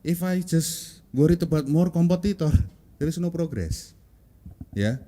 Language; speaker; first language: English; non-native, learner; Indonesian